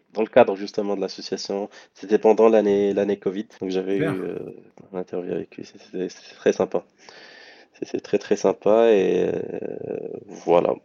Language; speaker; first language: French; non-native, local second language; Arabic